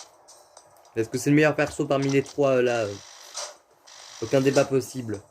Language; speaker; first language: French; native; French